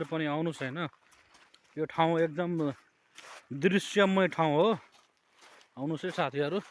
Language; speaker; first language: Nepali; non-native, local second language; Maithili